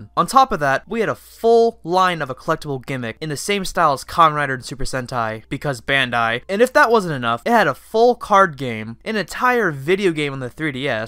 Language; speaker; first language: English; native; English